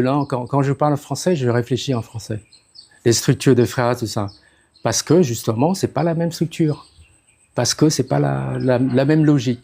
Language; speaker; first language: French; non-native, fluent; Khmer